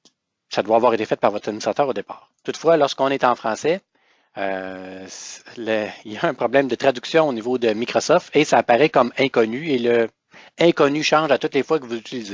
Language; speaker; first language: French; native; French